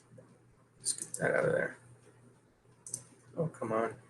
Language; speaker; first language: English; native; English